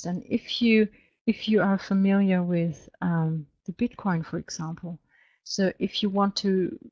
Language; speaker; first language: English; non-native, fluent; German